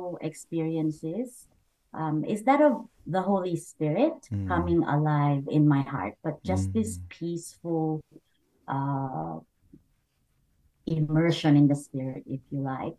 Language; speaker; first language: English; non-native, local second language; Bikol